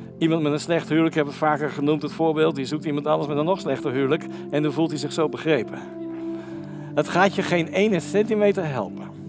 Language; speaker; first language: Dutch; native; Dutch